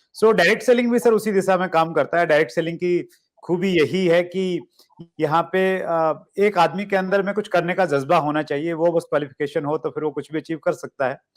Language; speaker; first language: Hindi; native; Hindi